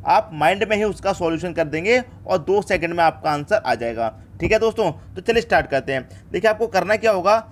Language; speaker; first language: Hindi; native; Hindi